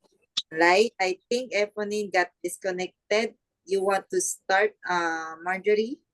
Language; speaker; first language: English; non-native, fluent; Filipino